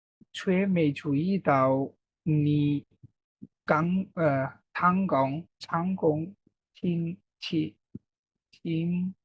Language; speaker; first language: Chinese; non-native, learner; Bangla